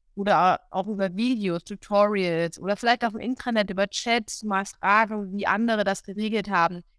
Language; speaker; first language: German; non-native, fluent; English